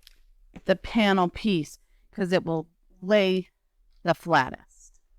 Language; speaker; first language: English; native; English